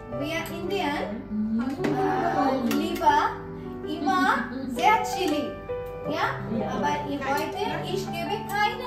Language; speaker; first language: German; non-native, learner; Bangla